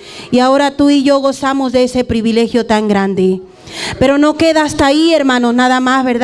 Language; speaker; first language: Spanish; native; Spanish